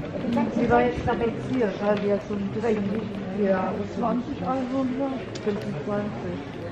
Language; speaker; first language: German; native; German